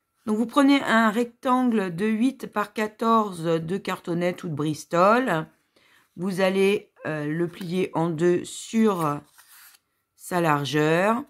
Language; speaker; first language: French; native; French